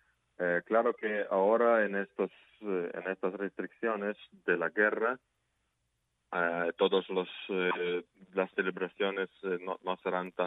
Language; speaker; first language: Spanish; non-native, fluent; Ukrainian